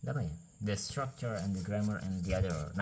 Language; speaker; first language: English; non-native, learner; Indonesian